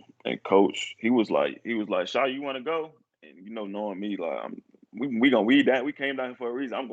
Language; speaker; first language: English; native; English